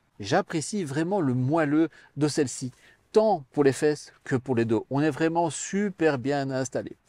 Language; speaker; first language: French; native; French